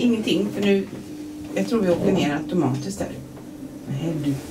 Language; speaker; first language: Swedish; native; Swedish